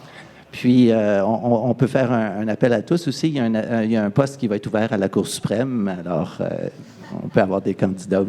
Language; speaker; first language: French; native; French